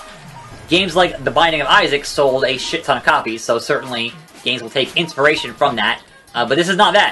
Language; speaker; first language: English; native; English